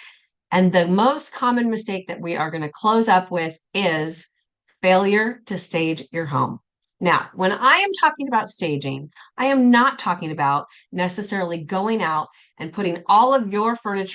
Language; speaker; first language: English; native; English